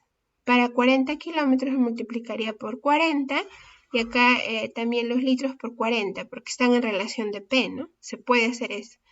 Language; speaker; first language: Spanish; native; Spanish